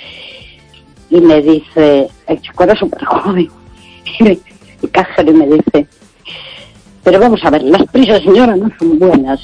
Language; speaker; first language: Spanish; native; Spanish